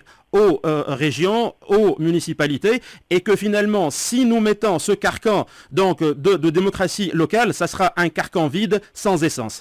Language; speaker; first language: French; non-native, local second language; Arabic